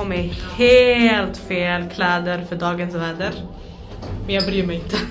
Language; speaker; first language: Swedish; early bilingual, other home language; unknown